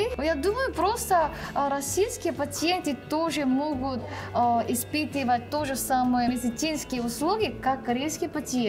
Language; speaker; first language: Russian; non-native, fluent; Korean